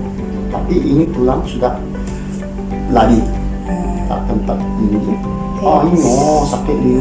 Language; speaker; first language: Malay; non-native, local second language; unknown